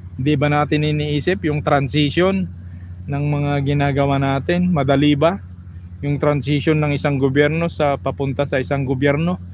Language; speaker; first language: Filipino; non-native, local second language; Iloko